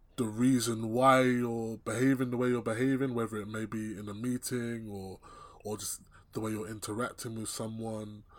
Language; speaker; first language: English; native; English